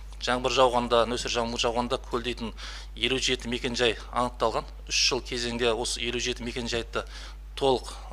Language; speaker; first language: Kazakh; native; Kazakh